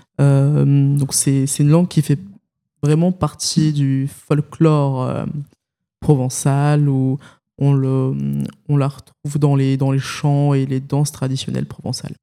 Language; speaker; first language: French; native; French